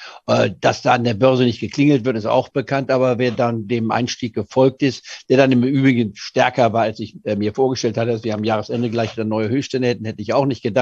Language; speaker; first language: German; native; German